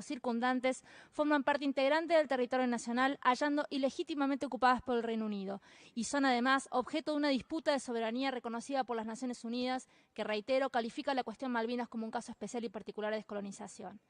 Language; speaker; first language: Spanish; native; Spanish